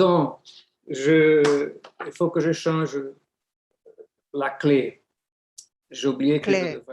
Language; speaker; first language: French; non-native, fluent; Portuguese